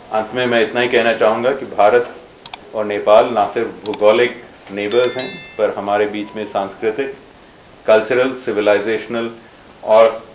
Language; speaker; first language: Hindi; native; Hindi